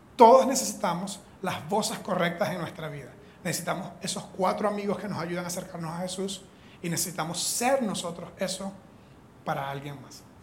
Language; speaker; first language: Spanish; native; Spanish